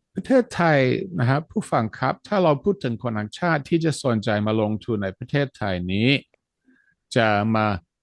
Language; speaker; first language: Thai; non-native, fluent; Dutch